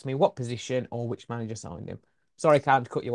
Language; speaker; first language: English; native; English